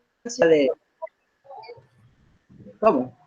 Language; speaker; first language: Spanish; native; Spanish